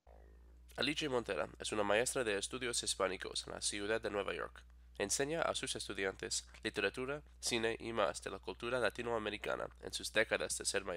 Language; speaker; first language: Spanish; non-native, fluent; English